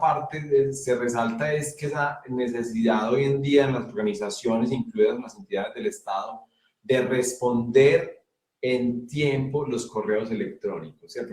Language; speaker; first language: Spanish; native; Spanish